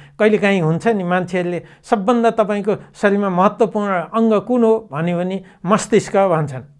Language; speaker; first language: Nepali; native; Nepali